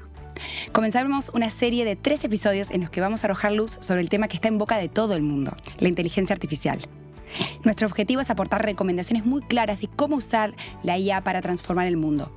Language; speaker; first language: Spanish; native; Spanish